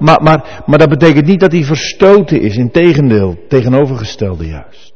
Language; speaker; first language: Dutch; native; Dutch